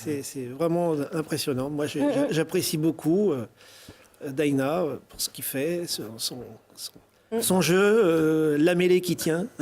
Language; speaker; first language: French; native; French